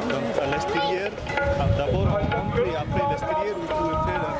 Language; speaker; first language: French; non-native, learner; Hindi